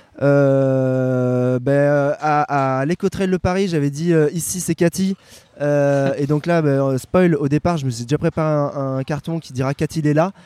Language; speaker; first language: French; native; French